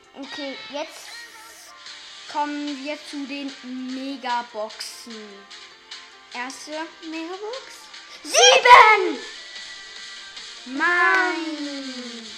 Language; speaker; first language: German; native; German